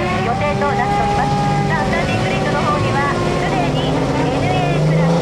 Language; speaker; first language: Japanese; native; Japanese